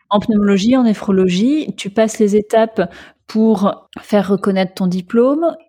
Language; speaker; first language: French; native; French